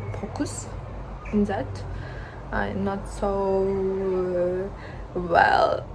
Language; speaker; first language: English; non-native, learner; Ukrainian